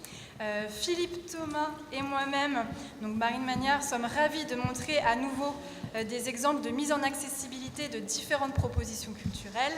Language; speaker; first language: French; native; French